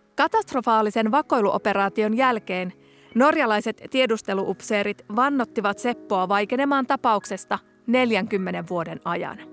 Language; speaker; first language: Finnish; native; Finnish